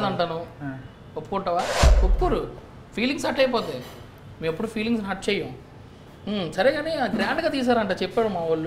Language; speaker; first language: Telugu; native; Telugu